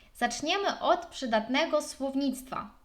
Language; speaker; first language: Polish; non-native, fluent; Ukrainian